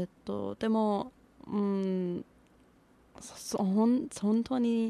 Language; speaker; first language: Japanese; non-native, learner; Persian